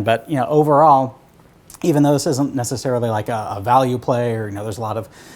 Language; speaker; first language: English; native; English